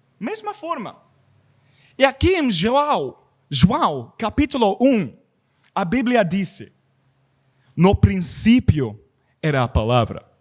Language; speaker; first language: Portuguese; non-native, learner; English